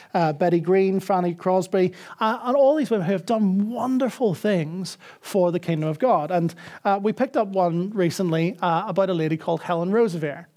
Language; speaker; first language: English; native; English